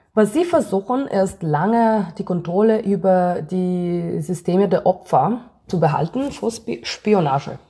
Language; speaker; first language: German; non-native, fluent; Hebrew